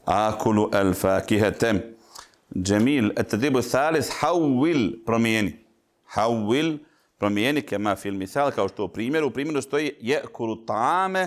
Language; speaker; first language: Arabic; non-native, fluent; Bosnian